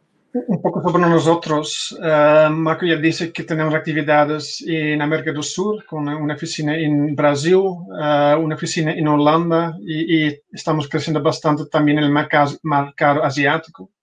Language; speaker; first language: Spanish; non-native, fluent; Dutch